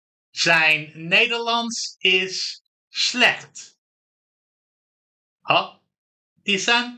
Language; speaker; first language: Dutch; non-native, fluent; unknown